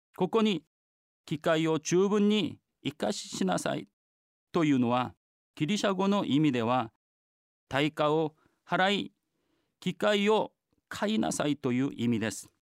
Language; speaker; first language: Japanese; non-native, fluent; Korean